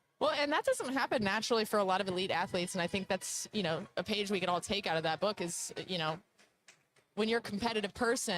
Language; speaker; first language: English; native; English